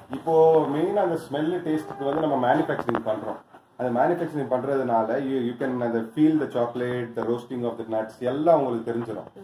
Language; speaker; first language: Tamil; non-native, local second language; Kashmiri